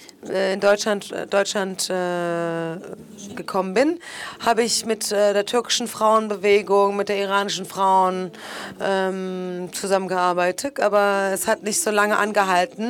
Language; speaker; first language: German; non-native, fluent; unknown